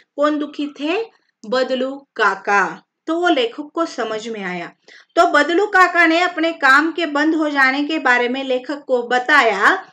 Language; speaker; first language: Hindi; non-native, local second language; Marathi